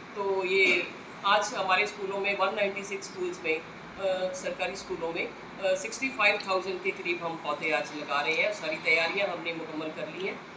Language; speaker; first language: Hindi; non-native, local second language; Punjabi